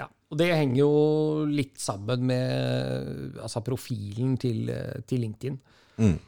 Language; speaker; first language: Norwegian; native; Norwegian